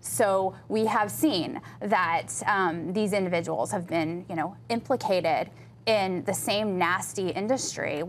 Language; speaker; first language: English; native; English